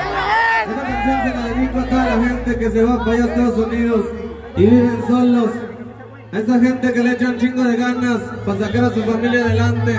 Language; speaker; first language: Spanish; native; Spanish